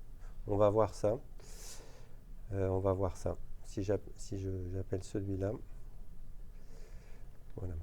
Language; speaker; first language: French; native; French